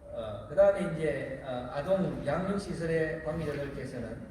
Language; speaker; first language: Korean; native; Korean